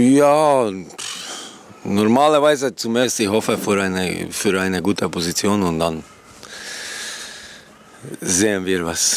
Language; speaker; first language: German; non-native, learner; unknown